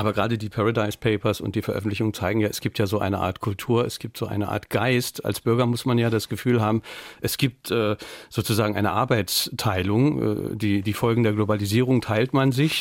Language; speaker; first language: German; native; German